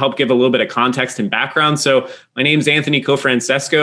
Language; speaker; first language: English; native; English